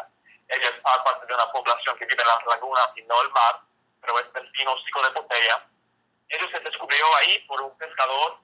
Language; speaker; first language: Spanish; non-native, fluent; English